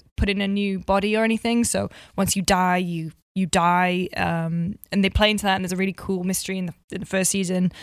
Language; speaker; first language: English; native; English